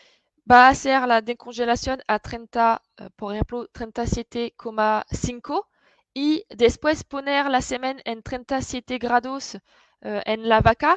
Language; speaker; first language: Spanish; non-native, fluent; French